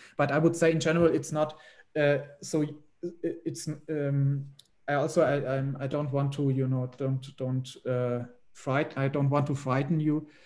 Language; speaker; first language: English; non-native, fluent; German